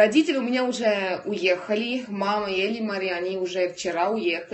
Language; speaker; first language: Russian; non-native, learner; Estonian